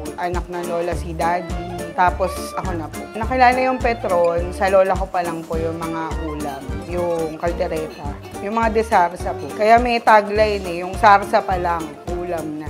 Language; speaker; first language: Filipino; native; Filipino